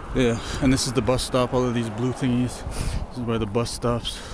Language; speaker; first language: English; native; English